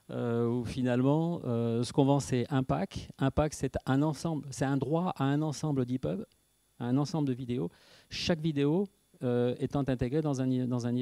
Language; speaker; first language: French; native; French